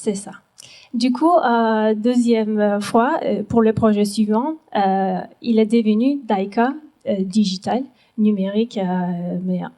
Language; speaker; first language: French; non-native, learner; Turkish